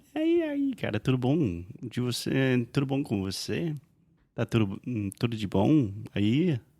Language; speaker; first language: Portuguese; non-native, fluent; English